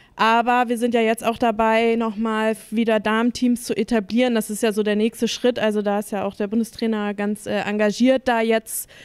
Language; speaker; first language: German; native; German